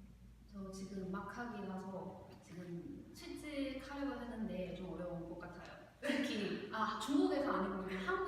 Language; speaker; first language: Korean; non-native, learner; Chinese